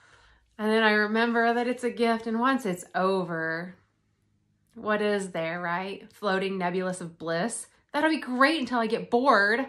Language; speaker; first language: English; native; English